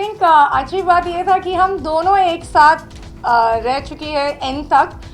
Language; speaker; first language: Hindi; non-native, local second language; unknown